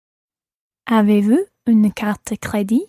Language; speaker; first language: French; non-native, learner; English